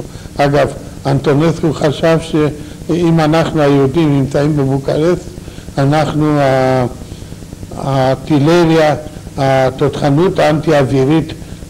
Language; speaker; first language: Hebrew; non-native, fluent; Romanian